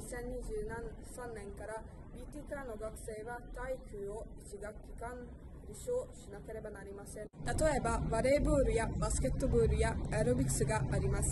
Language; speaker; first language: Japanese; non-native, learner; Hungarian